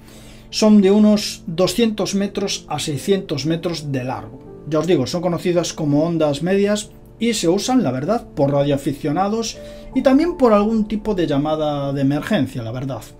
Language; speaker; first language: Spanish; native; Spanish